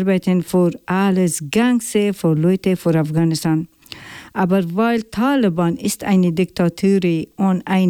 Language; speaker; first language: German; non-native, learner; Persian